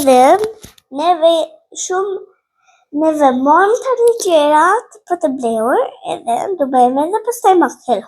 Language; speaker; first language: Albanian; early bilingual, heritage; Albanian